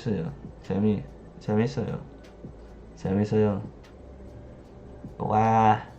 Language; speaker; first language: Korean; non-native, learner; English